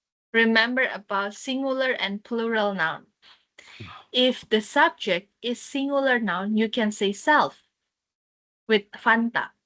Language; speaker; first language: English; non-native, fluent; Indonesian